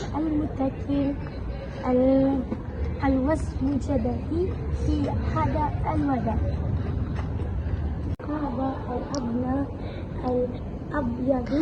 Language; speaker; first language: Arabic; non-native, learner; Malay